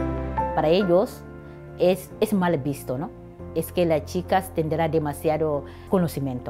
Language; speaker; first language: Spanish; non-native, learner; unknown